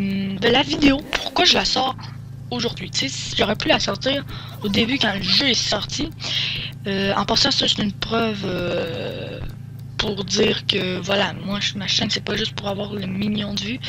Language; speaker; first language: French; native; French